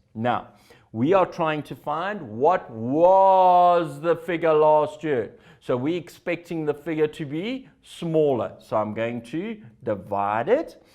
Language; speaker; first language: English; native; English